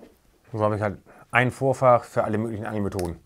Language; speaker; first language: German; native; German